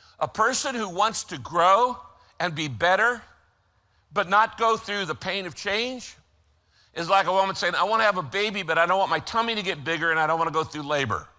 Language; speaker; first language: English; native; English